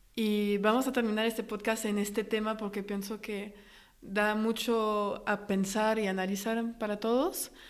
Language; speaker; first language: Spanish; non-native, fluent; French